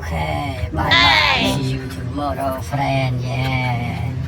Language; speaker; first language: English; non-native, learner; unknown